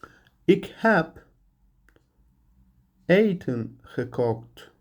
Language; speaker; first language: Dutch; non-native, learner; Turkish